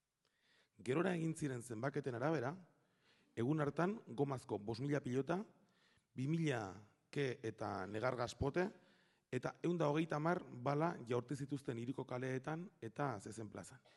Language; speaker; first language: Basque; native; Basque